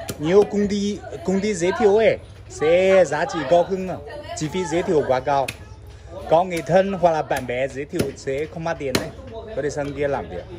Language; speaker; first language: Vietnamese; non-native, fluent; Chinese